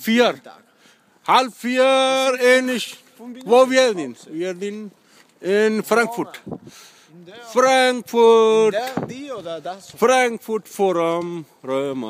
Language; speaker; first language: German; non-native, learner; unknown